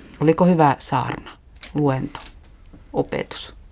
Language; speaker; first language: Finnish; native; Finnish